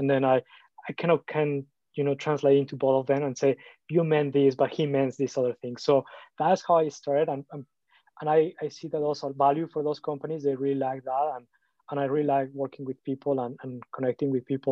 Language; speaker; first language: English; non-native, fluent; Spanish